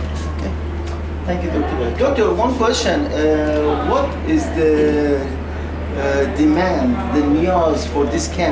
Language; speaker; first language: English; non-native, learner; Persian